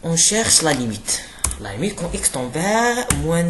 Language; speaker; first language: French; non-native, local second language; Arabic